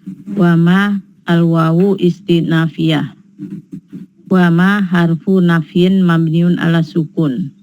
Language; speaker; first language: Arabic; non-native, learner; Indonesian